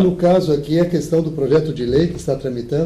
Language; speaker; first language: Portuguese; native; Portuguese